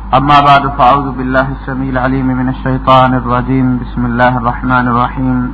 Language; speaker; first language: Urdu; non-native, local second language; Punjabi